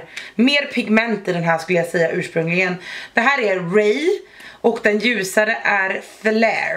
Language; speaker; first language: Swedish; native; Swedish